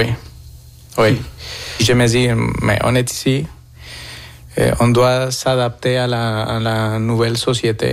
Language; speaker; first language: French; non-native, fluent; Spanish